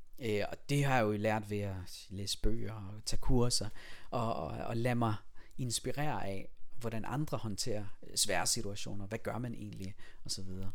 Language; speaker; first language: Danish; early bilingual, other home language; Persian